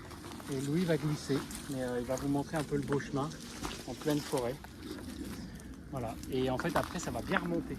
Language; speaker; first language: French; native; French